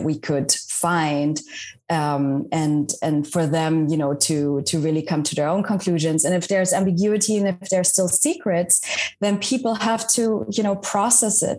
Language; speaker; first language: English; non-native, fluent; German